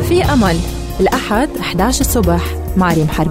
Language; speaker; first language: Arabic; native; Arabic